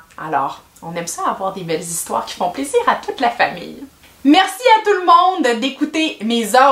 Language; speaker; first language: French; native; French